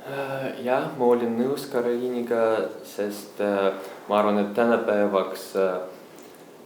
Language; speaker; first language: Estonian; non-native, local second language; Russian